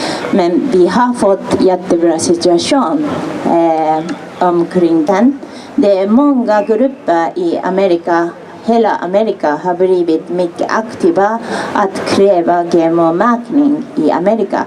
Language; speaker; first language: Swedish; non-native, fluent; Japanese